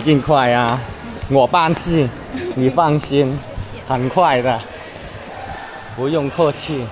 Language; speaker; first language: Chinese; non-native, fluent; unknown